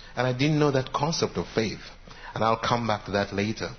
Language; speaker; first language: English; non-native, local second language; Ganda